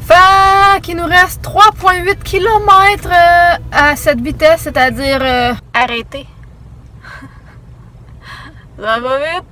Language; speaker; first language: French; native; French